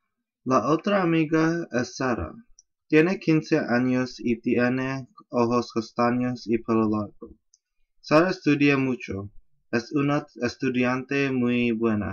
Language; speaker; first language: Spanish; non-native, learner; English